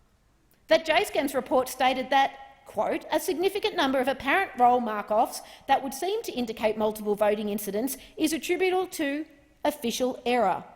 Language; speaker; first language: English; native; English